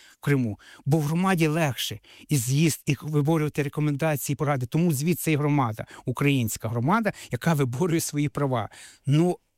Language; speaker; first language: Ukrainian; native; Ukrainian